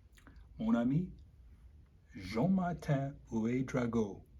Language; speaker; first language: French; non-native, learner; English